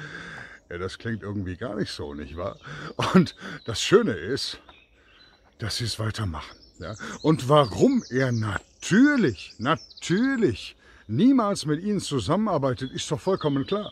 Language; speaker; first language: German; native; German